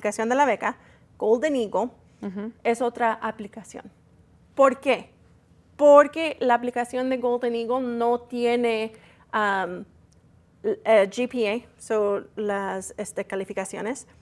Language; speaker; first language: Spanish; early bilingual, heritage; Spanish